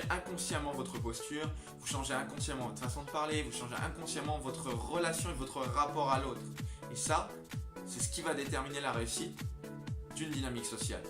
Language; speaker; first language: French; native; French